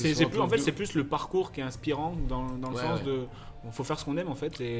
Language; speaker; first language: French; native; French